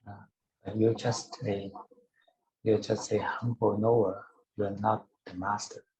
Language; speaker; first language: English; non-native, fluent; Cantonese